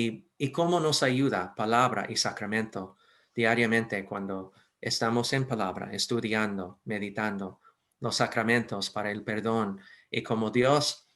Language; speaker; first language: Spanish; non-native, fluent; English